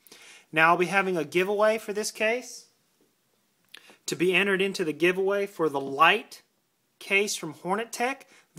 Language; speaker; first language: English; native; English